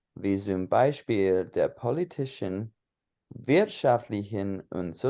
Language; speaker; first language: German; non-native, learner; English